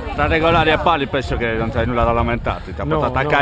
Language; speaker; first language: Italian; native; Italian